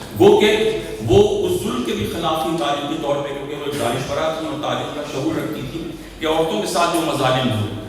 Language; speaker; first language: Urdu; native; Urdu